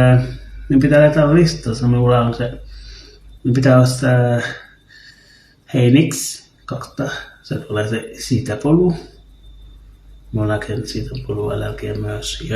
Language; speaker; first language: Finnish; non-native, learner; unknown